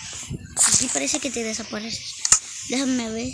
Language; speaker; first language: Spanish; native; Spanish